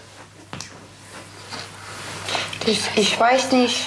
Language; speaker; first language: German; non-native, learner; Russian